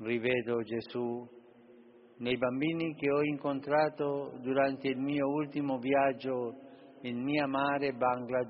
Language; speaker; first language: Italian; early bilingual, heritage; Spanish